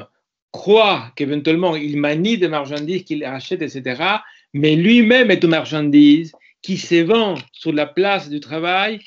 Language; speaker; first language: French; non-native, fluent; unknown